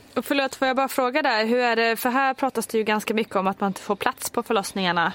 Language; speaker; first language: Swedish; native; Swedish